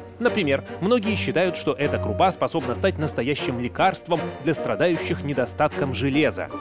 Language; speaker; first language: Russian; native; Russian